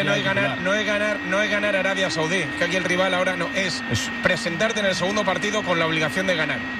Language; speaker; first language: Spanish; native; Spanish